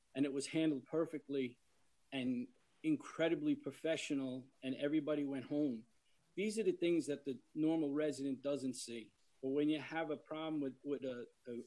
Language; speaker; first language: English; native; English